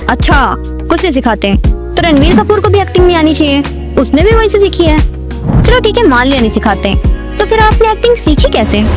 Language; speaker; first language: Hindi; native; Hindi